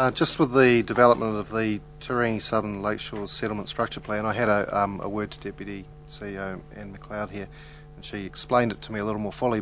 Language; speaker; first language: English; native; English